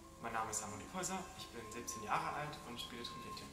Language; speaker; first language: German; native; German